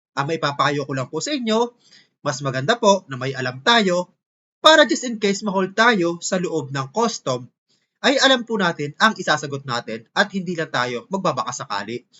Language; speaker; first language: Filipino; native; Filipino